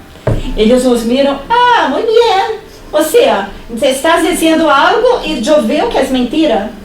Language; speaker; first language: Spanish; non-native, fluent; Portuguese